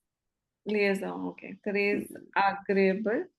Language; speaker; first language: French; non-native, learner; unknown